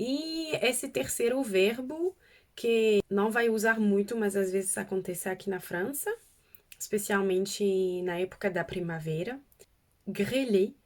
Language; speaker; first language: Portuguese; non-native, fluent; French